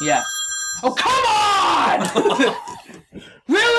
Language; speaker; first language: English; native; English